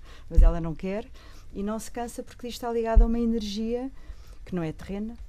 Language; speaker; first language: Portuguese; native; Portuguese